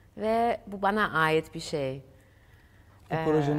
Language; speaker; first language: Turkish; early bilingual, heritage; German